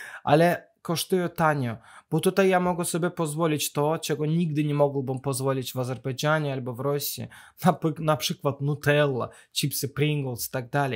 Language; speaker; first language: Polish; non-native, fluent; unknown